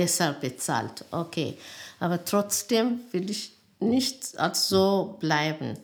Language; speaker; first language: German; non-native, learner; Amharic